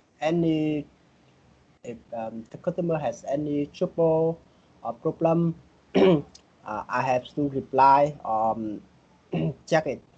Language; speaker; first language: English; non-native, learner; Vietnamese